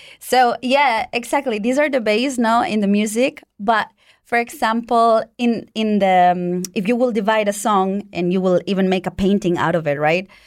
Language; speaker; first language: English; non-native, fluent; Spanish